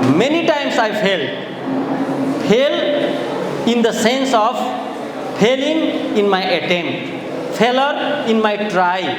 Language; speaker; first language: English; non-native, local second language; Nepali